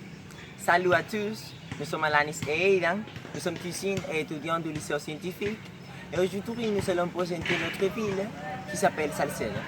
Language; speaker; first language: French; non-native, learner; Spanish